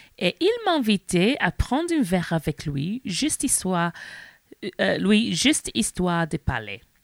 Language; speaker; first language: French; non-native, learner; English